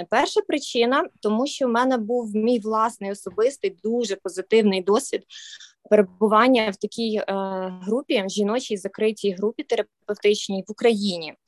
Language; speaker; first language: Ukrainian; native; Ukrainian